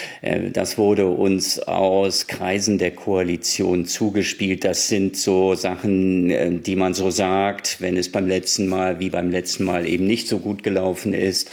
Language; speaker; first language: German; native; German